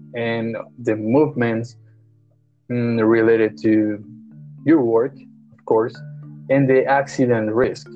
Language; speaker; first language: English; non-native, fluent; Spanish